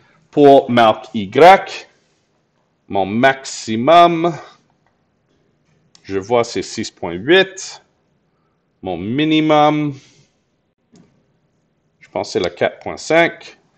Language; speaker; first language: French; non-native, fluent; English